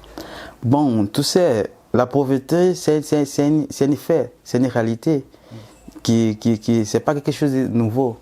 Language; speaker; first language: French; non-native, fluent; Portuguese